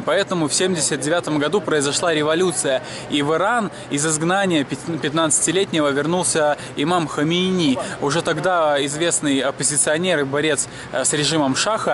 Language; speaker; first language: Russian; native; Russian